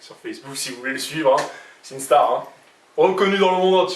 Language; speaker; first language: French; native; French